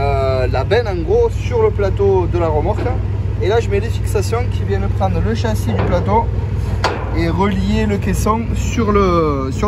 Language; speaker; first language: French; native; French